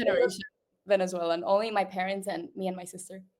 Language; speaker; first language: English; non-native, local second language; Spanish